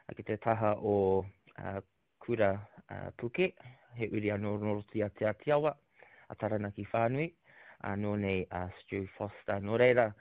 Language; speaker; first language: Māori; native; Māori